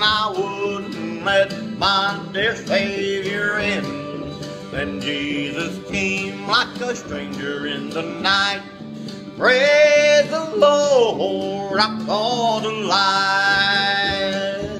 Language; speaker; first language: English; native; English